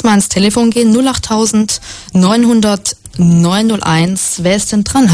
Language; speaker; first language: German; native; German